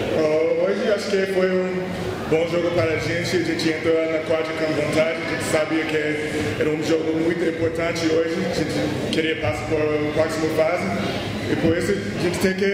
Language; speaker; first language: Portuguese; non-native, learner; English